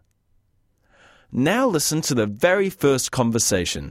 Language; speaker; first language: English; native; English